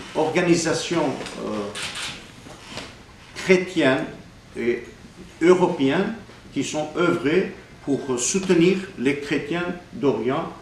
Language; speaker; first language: French; non-native, fluent; Armenian